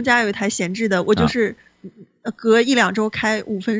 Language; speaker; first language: Chinese; native; Chinese